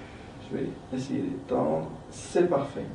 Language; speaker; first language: French; native; French